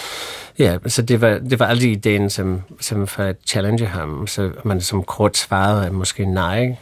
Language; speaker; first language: Danish; non-native, fluent; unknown